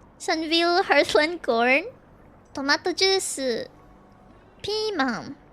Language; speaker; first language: Japanese; non-native, learner; Filipino